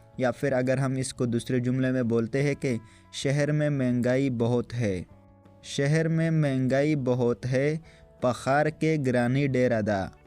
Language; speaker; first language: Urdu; non-native, local second language; Pashto